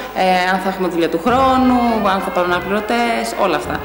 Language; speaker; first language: Greek; native; Greek